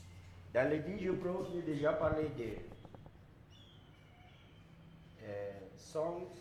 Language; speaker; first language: French; non-native, learner; Portuguese